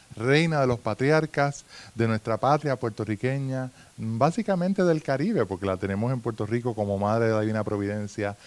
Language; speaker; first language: Spanish; native; Spanish